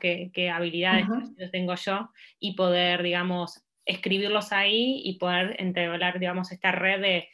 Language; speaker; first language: Spanish; native; Spanish